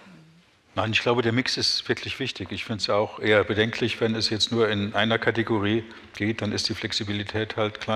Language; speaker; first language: German; native; German